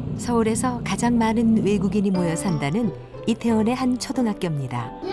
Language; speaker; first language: Korean; native; Korean